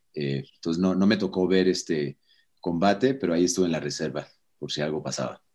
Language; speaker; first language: Spanish; native; Spanish